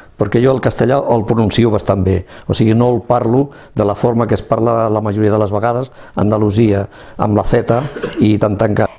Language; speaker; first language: Catalan; non-native, local second language; Spanish